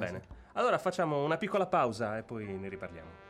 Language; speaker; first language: Italian; native; Italian